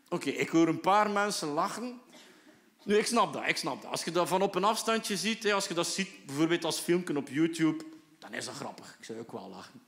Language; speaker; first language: Dutch; native; Dutch